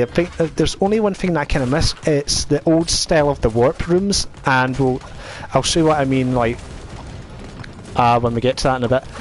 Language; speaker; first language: English; native; English